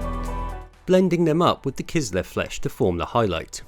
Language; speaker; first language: English; native; English